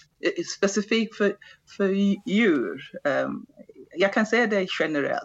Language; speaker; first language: Swedish; non-native, fluent; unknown